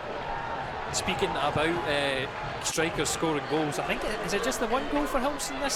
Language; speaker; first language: English; native; English